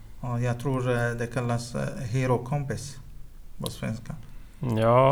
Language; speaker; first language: Swedish; non-native, learner; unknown